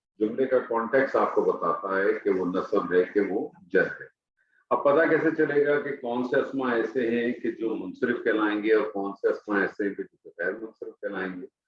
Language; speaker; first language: Urdu; native; Urdu